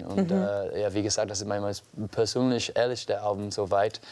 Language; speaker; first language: German; non-native, learner; English